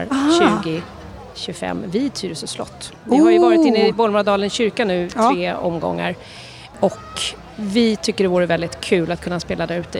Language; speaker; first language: Swedish; native; Swedish